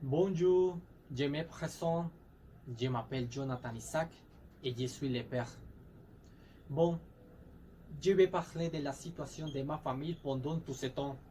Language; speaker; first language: French; non-native, learner; Spanish